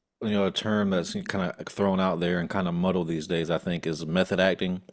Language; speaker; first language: English; native; English